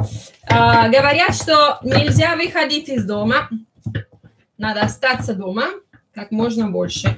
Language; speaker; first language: Russian; early bilingual, heritage; Italian